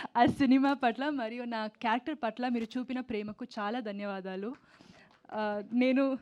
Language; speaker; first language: Telugu; non-native, learner; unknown